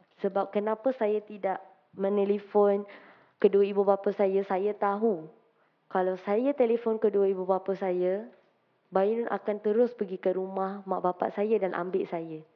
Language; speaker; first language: Malay; non-native, local second language; Tamil